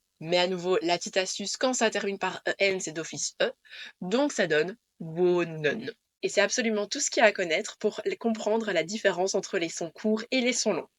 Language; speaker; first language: French; native; French